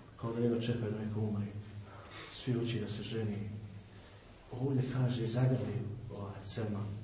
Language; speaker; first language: Bosnian; native; Bosnian